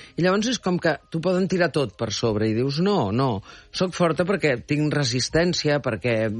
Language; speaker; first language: Catalan; early bilingual, heritage; Catalan